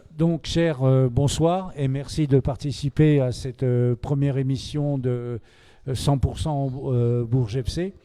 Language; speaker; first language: French; native; French